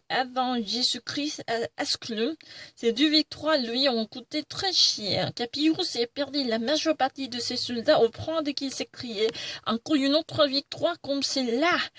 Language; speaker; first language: French; non-native, learner; Korean